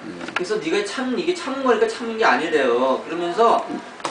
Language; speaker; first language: Korean; native; Korean